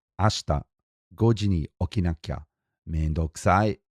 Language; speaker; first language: Japanese; non-native, fluent; English